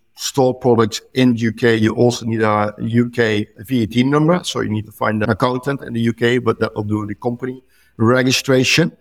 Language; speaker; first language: English; non-native, fluent; Dutch